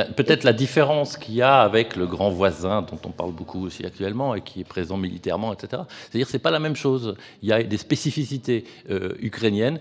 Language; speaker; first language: French; native; French